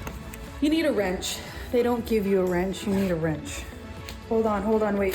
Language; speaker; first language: English; native; English